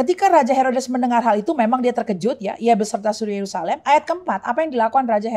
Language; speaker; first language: Indonesian; native; Indonesian